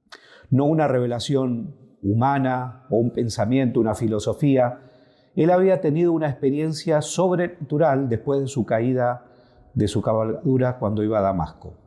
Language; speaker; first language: Spanish; native; Spanish